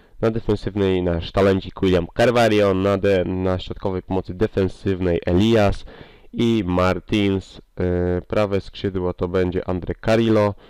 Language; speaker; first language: Polish; native; Polish